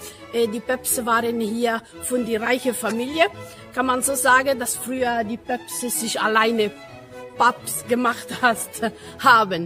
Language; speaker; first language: German; non-native, fluent; Italian